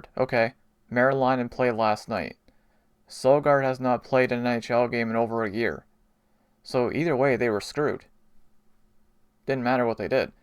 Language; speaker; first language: English; native; English